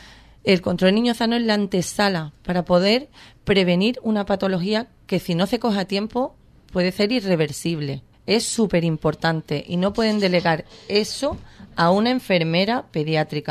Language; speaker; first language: Spanish; native; Spanish